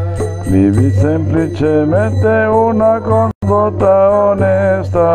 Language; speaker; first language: Italian; non-native, learner; Spanish